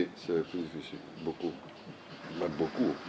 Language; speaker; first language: French; non-native, learner; Italian